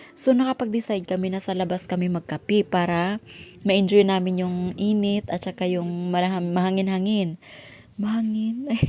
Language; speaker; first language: Filipino; non-native, local second language; Cebuano